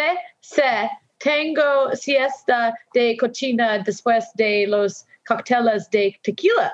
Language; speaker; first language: Spanish; non-native, learner; English